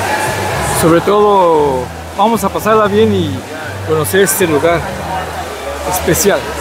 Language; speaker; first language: Spanish; native; Spanish